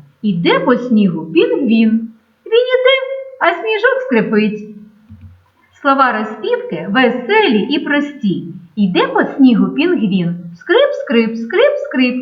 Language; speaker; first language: Ukrainian; native; Ukrainian